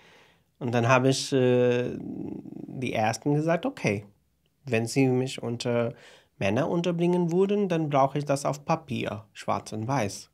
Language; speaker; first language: German; non-native, fluent; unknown